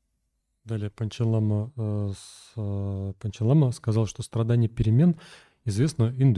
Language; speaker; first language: Russian; native; Russian